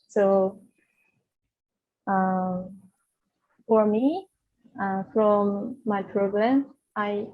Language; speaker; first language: English; non-native, learner; Japanese